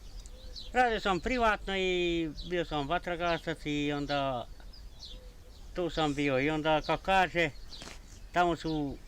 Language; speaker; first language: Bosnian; non-native, local second language; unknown